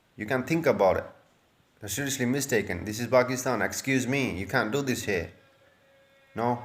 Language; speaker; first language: English; non-native, local second language; Urdu